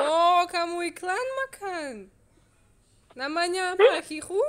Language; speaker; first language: Indonesian; non-native, learner; Russian